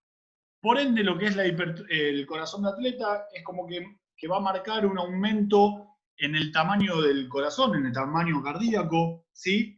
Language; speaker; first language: Spanish; native; Spanish